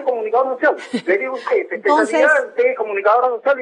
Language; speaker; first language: Spanish; native; Spanish